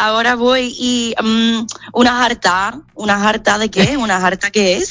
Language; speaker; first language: Spanish; non-native, fluent; English